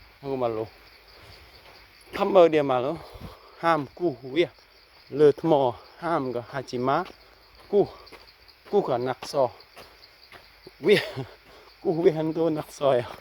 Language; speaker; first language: Korean; non-native, fluent; Khmer